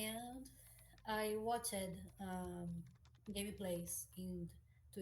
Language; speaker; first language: English; non-native, learner; Portuguese